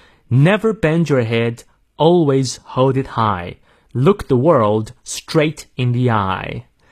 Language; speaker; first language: English; non-native, fluent; Chinese